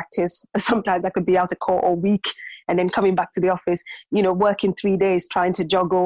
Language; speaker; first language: English; non-native, local second language; Yoruba